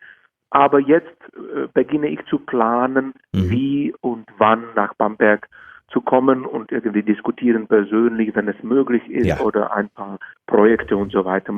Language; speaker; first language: German; non-native, fluent; Czech